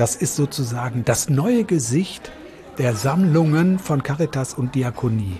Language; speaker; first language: German; native; German